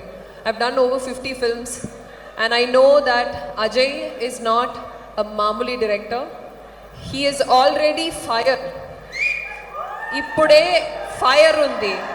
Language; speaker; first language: Telugu; non-native, learner; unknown